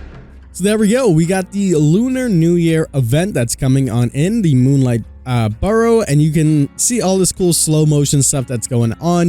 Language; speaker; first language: English; native; English